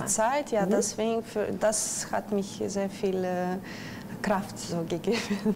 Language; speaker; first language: German; non-native, learner; Russian